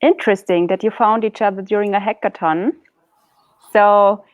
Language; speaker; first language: English; non-native, fluent; German